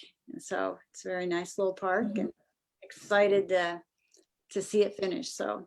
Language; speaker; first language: English; native; English